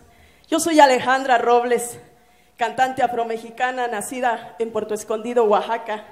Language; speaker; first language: Spanish; native; Spanish